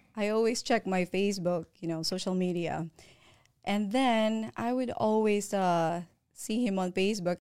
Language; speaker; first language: English; non-native, local second language; Filipino